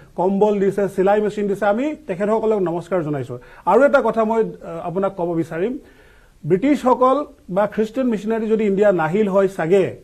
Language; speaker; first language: Assamese; non-native, local second language; Mising